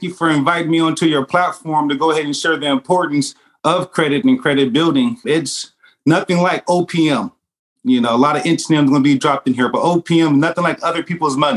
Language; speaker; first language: English; native; English